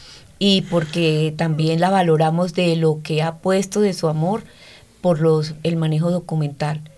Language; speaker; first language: Spanish; native; Spanish